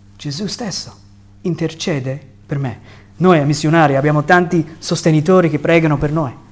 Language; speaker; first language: Italian; non-native, fluent; English